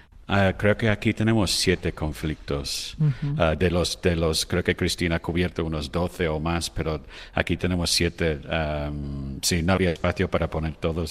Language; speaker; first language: Spanish; non-native, fluent; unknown